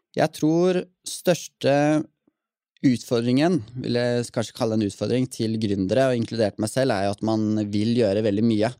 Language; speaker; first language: Norwegian; native; Norwegian